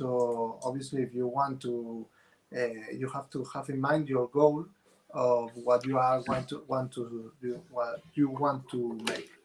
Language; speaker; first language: English; non-native, fluent; Spanish